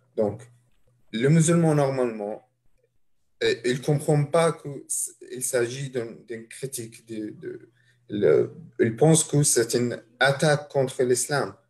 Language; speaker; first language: French; non-native, fluent; Arabic